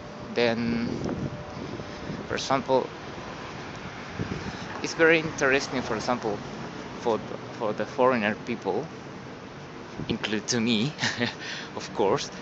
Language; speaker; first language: English; non-native, learner; Spanish